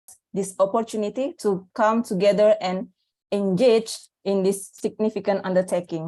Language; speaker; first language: English; non-native, fluent; Indonesian